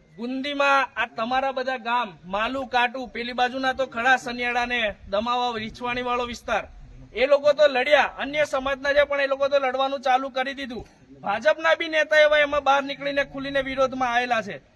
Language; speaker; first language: Gujarati; non-native, local second language; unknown